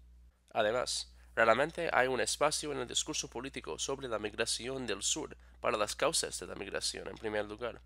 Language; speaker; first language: Spanish; non-native, fluent; English